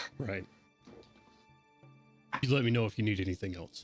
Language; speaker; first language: English; native; English